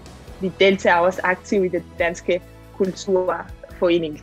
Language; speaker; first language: Danish; non-native, fluent; Catalan